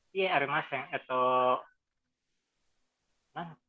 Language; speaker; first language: Japanese; non-native, learner; Indonesian